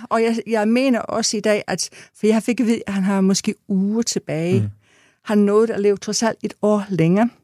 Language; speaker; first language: Danish; non-native, fluent; English